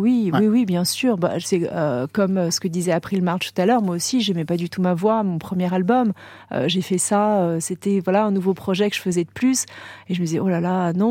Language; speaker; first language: French; native; French